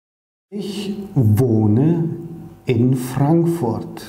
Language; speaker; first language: German; non-native, fluent; Polish